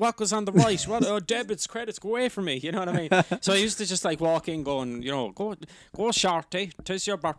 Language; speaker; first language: English; native; English